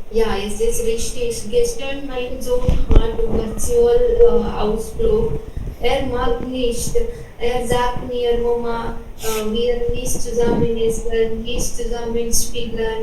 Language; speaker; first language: German; non-native, learner; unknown